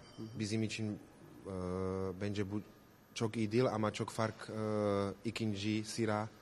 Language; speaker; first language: Turkish; non-native, learner; Slovak